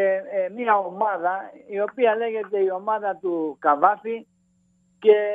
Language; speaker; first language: Greek; native; Greek